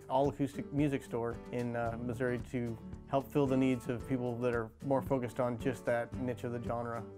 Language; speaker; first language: English; native; English